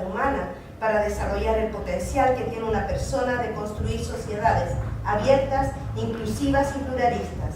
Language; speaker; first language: Spanish; native; Spanish